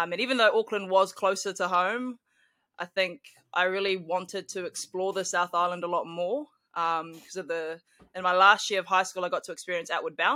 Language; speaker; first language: English; native; English